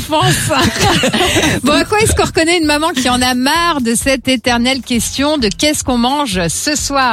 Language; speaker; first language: French; native; French